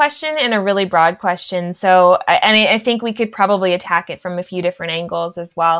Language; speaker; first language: English; native; English